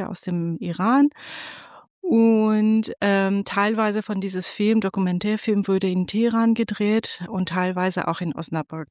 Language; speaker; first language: German; non-native, fluent; Persian